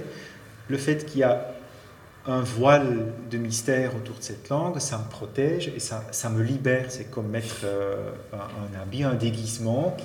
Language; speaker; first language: French; non-native, fluent; Dutch